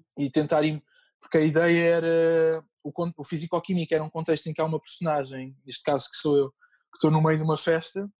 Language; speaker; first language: Portuguese; native; Portuguese